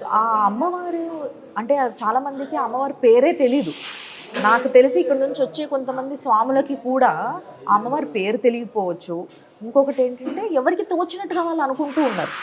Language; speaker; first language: Telugu; native; Telugu